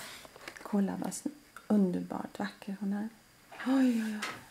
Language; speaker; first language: Swedish; non-native, fluent; Latvian